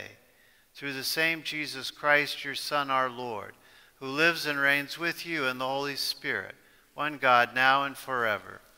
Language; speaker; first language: English; native; English